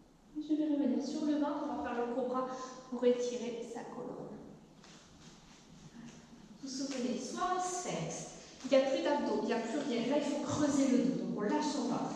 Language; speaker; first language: French; native; French